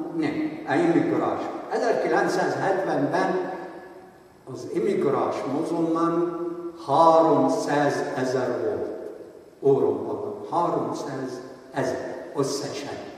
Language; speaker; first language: Hungarian; non-native, fluent; Arabic